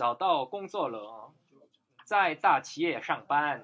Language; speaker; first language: Chinese; non-native, fluent; Korean